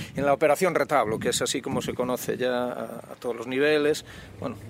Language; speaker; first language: Spanish; native; Spanish